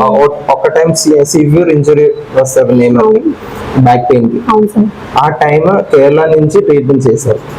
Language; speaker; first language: Telugu; non-native, learner; Malayalam